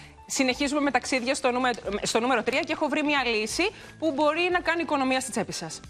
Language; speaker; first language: Greek; native; Greek